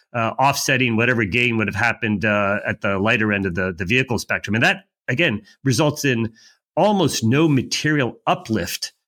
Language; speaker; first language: English; native; English